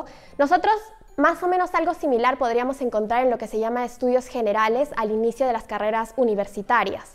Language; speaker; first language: Spanish; native; Spanish